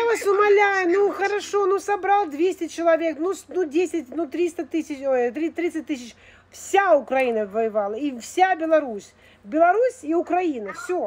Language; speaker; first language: Russian; native; Russian